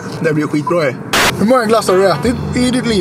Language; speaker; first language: Swedish; native; Swedish